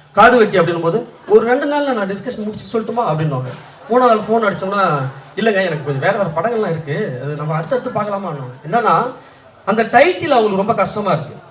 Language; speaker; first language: Tamil; native; Tamil